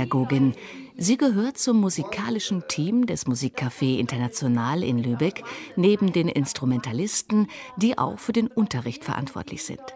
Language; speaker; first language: German; native; German